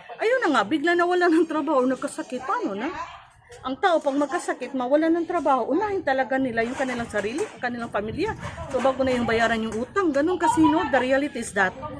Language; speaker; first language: Filipino; non-native, local second language; Cebuano